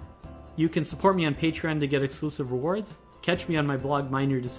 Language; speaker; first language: English; native; English